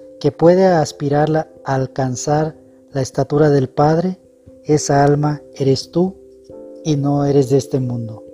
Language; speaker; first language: Spanish; native; Spanish